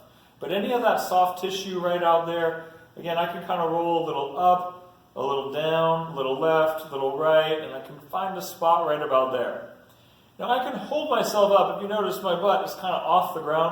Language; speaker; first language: English; native; English